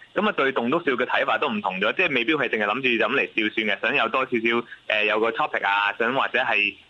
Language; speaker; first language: Cantonese; non-native, local second language; English